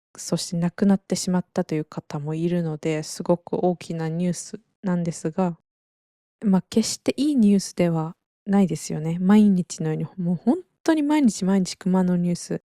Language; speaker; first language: Japanese; native; Japanese